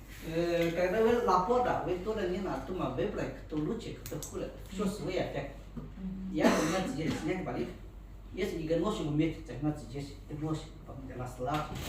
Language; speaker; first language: Russian; non-native, learner; Chinese